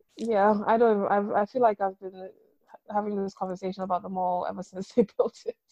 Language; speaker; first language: English; non-native, local second language; Akan